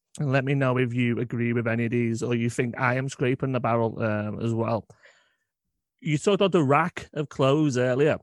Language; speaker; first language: English; native; English